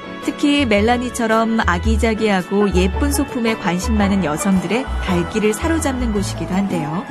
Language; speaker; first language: Korean; native; Korean